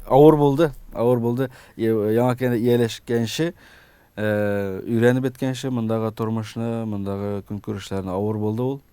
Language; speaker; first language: Tatar; early bilingual, heritage; Tatar